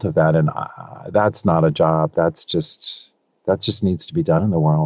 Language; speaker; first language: English; native; English